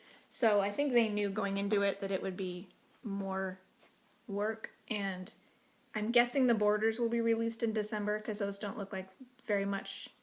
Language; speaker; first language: English; native; English